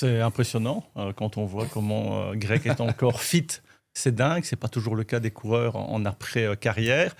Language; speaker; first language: French; native; French